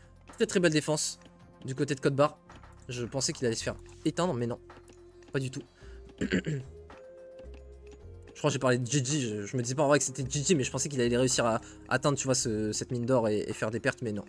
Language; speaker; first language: French; native; French